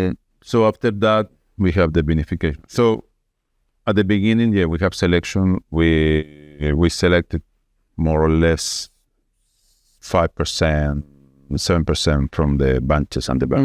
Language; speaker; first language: English; non-native, fluent; Spanish